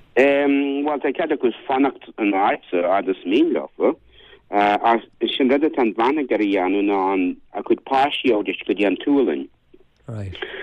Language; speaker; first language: Irish; native; Irish